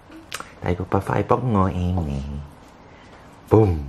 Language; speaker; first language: Vietnamese; non-native, learner; Korean